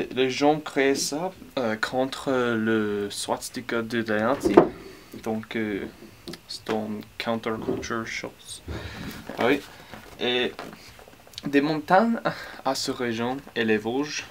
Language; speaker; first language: French; non-native, learner; English